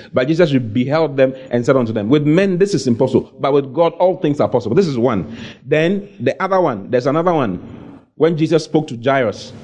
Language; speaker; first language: English; non-native, local second language; Akan